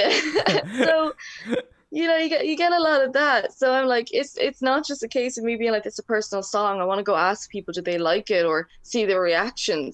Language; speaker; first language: English; native; English